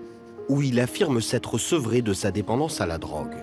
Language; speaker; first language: French; native; French